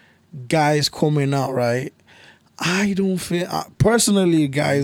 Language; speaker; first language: English; native; English